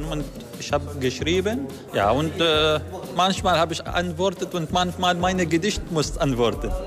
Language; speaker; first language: German; non-native, learner; Arabic